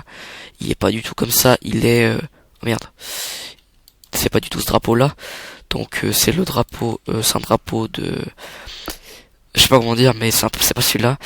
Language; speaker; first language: French; native; French